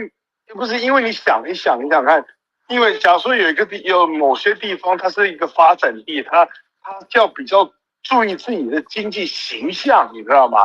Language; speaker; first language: Chinese; native; Chinese